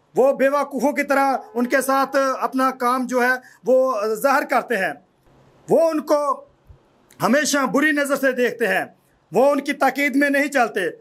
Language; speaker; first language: Urdu; non-native, local second language; Punjabi